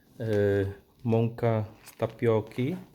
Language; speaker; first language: Polish; non-native, fluent; Vietnamese